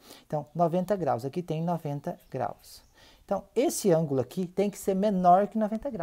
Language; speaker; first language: Portuguese; native; Portuguese